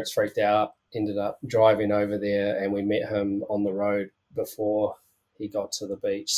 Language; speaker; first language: English; native; English